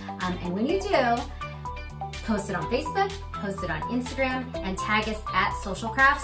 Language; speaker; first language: English; native; English